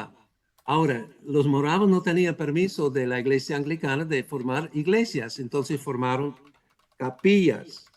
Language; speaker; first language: Spanish; non-native, fluent; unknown